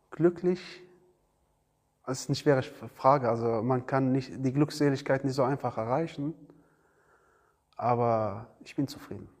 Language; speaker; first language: German; non-native, learner; Arabic